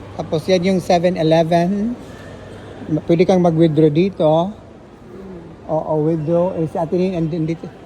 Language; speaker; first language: Filipino; native; Filipino